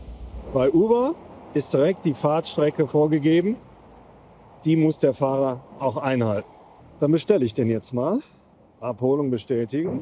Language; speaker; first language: German; native; German